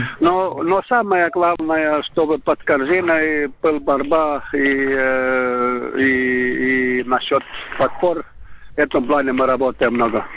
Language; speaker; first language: Russian; non-native, learner; Estonian